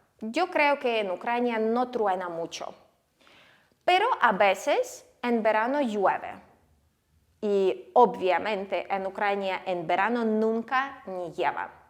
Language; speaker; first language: Spanish; non-native, fluent; Ukrainian